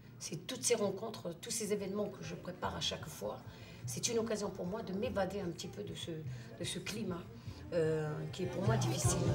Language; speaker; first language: French; non-native, local second language; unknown